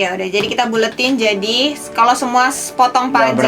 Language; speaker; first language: Indonesian; native; Indonesian